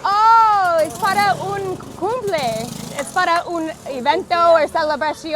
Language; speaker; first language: Spanish; non-native, learner; English